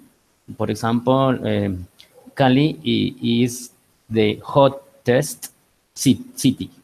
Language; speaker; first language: English; non-native, learner; Spanish